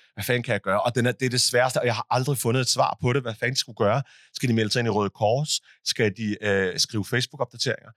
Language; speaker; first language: Danish; early bilingual, other home language; Arabic